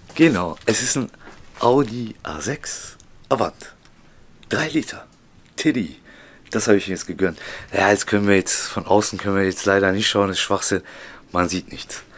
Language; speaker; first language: German; early bilingual, other home language; Turkish